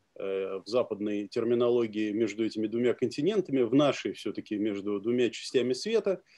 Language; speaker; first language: Russian; native; Russian